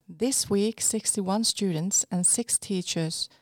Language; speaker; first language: English; non-native, fluent; Finnish